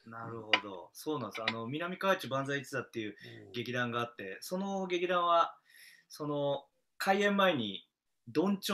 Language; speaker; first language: Japanese; native; Japanese